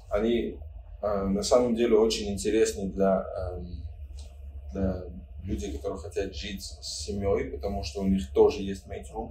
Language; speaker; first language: Russian; non-native, fluent; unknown